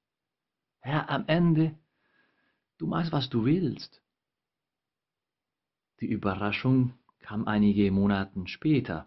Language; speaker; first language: German; non-native, fluent; Spanish